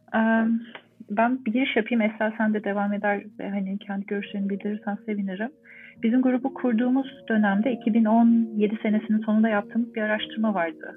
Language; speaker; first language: Turkish; native; Turkish